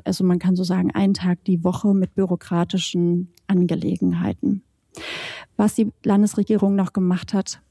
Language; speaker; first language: German; native; German